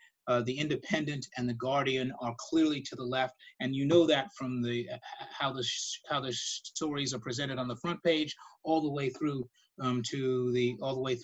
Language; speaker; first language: English; native; English